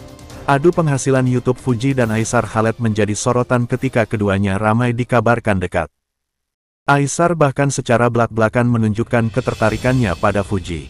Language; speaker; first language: Indonesian; native; Indonesian